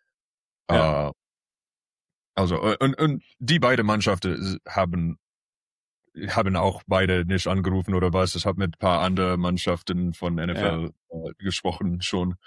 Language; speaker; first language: German; early bilingual, heritage; English